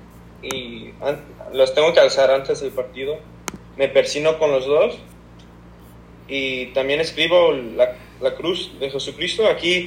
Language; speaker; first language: Spanish; early bilingual, heritage; Spanish